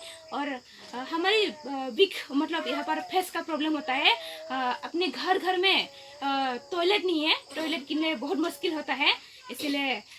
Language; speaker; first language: Hindi; non-native, local second language; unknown